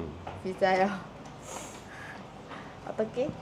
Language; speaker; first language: Korean; non-native, learner; Thai